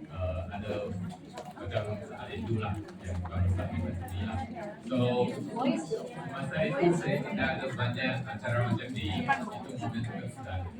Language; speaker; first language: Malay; non-native, local second language; Chinese